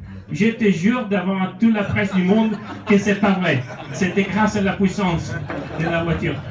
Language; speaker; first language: French; non-native, fluent; Italian